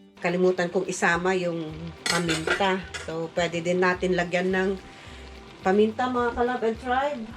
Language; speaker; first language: Filipino; non-native, local second language; Iloko